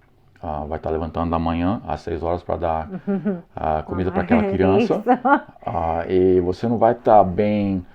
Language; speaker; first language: Portuguese; non-native, fluent; English